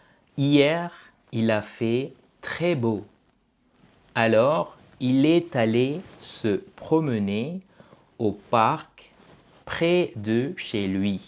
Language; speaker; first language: French; non-native, fluent; Tamil